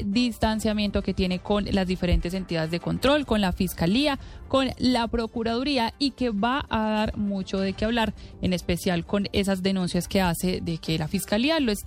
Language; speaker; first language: Spanish; native; Spanish